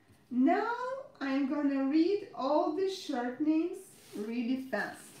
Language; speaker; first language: English; non-native, fluent; Russian